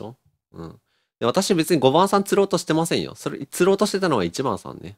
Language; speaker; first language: Japanese; native; Japanese